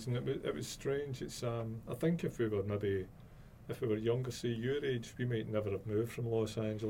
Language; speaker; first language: English; native; English